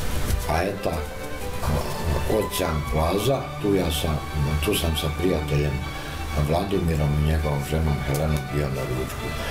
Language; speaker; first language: Russian; non-native, learner; Croatian